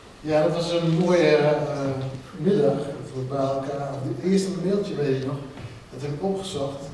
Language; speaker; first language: Dutch; non-native, local second language; Western Frisian